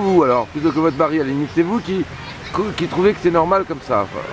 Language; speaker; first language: French; native; French